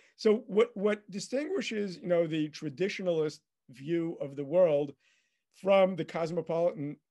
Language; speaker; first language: English; native; English